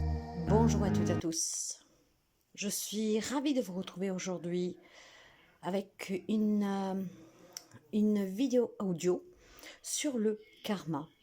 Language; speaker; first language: French; non-native, fluent; Italian